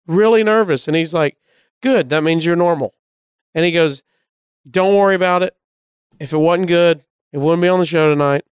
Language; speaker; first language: English; native; English